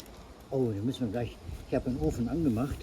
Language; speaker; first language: German; native; German